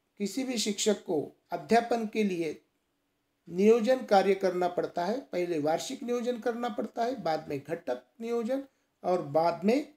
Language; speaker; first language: Hindi; non-native, local second language; Marathi